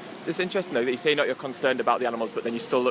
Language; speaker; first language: English; native; English